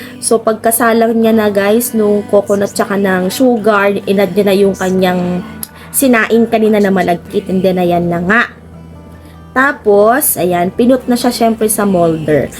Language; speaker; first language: Filipino; non-native, local second language; Iloko